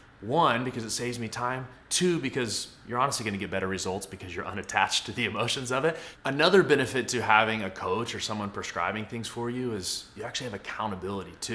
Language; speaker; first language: English; native; English